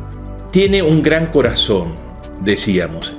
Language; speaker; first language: Spanish; native; Spanish